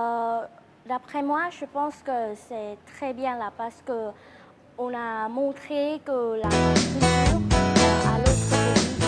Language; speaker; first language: French; non-native, learner; Lao